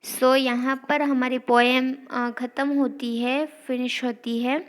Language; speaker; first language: Hindi; non-native, local second language; Gujarati